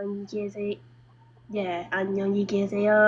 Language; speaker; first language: Korean; non-native, learner; English